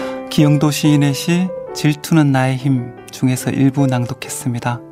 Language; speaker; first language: Korean; native; Korean